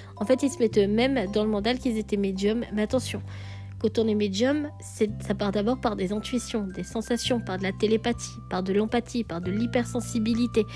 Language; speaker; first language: French; native; French